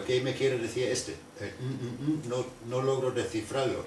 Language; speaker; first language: Spanish; non-native, fluent; German